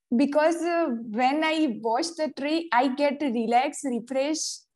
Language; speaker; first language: English; non-native, local second language; Gujarati